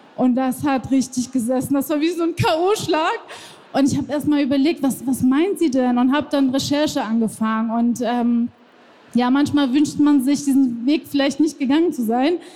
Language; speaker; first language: German; non-native, fluent; Persian